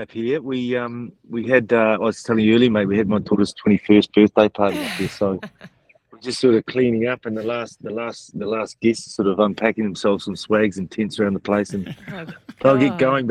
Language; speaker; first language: English; native; English